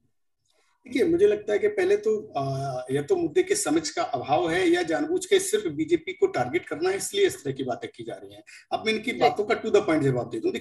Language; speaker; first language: Hindi; native; Hindi